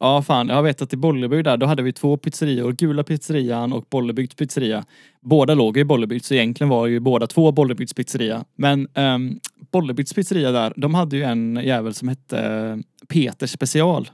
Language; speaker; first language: Swedish; native; Swedish